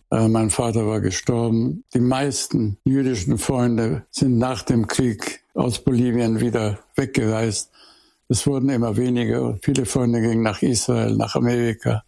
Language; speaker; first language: German; early bilingual, heritage; German